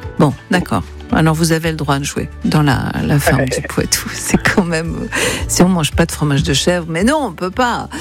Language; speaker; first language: French; native; French